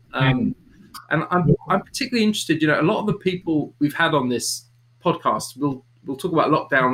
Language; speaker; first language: English; native; English